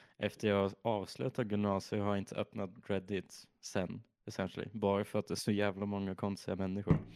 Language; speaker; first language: Swedish; early bilingual, other home language; German